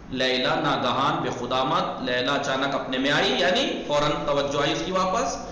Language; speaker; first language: Urdu; native; Urdu